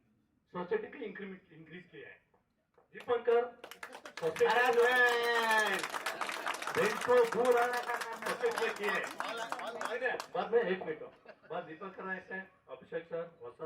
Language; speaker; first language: Hindi; non-native, local second language; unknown